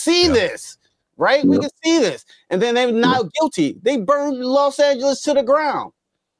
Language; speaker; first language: English; native; English